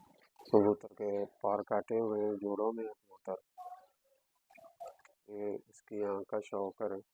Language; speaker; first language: Hindi; non-native, local second language; Punjabi